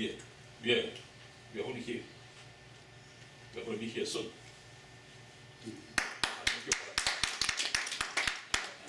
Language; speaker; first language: English; non-native, local second language; French